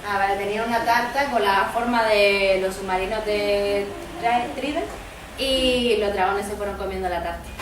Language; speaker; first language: Spanish; native; Spanish